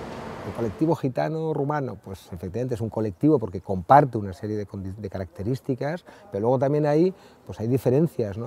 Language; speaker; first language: Spanish; native; Spanish